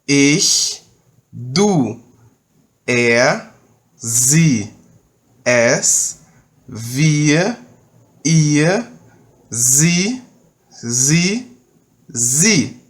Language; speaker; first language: German; early bilingual, heritage; Portuguese